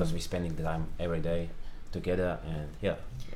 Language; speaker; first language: English; non-native, fluent; Slovak